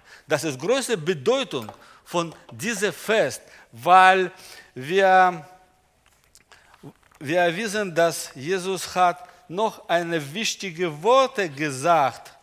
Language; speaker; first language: German; non-native, learner; Russian